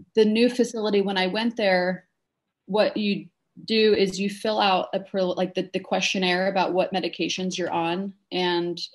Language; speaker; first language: English; native; English